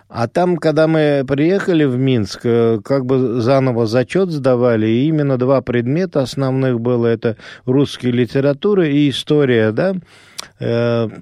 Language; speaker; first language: Russian; non-native, local second language; Azerbaijani